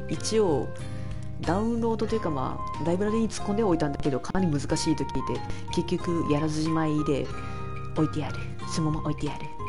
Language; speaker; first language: Japanese; native; Japanese